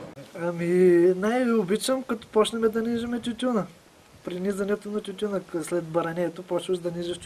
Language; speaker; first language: Bulgarian; native; Bulgarian